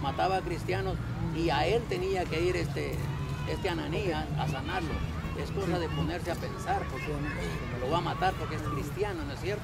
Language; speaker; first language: Spanish; native; Spanish